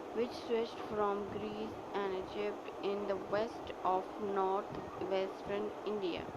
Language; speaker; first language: English; non-native, local second language; Urdu